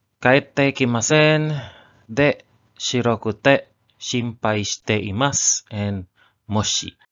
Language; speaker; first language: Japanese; non-native, learner; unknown